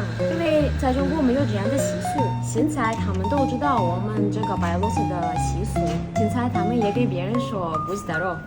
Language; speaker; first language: Chinese; non-native, fluent; Russian